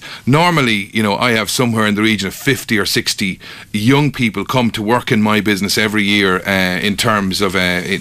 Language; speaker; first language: English; native; English